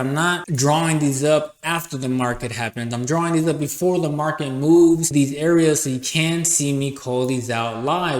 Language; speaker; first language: English; native; English